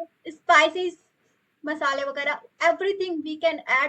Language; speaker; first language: English; non-native, local second language; Hindi